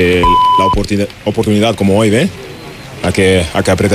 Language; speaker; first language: Spanish; non-native, learner; German